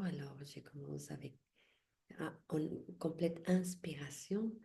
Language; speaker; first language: French; non-native, fluent; Spanish